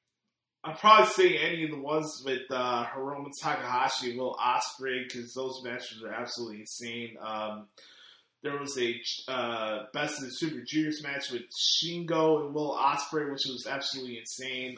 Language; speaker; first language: English; native; English